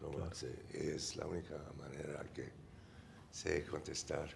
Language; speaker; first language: Spanish; non-native, fluent; English